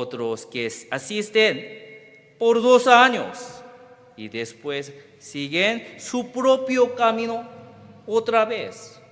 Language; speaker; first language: Spanish; non-native, fluent; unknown